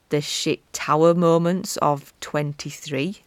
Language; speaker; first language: English; native; English